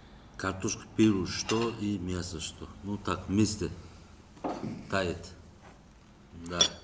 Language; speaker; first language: Russian; non-native, local second language; Uzbek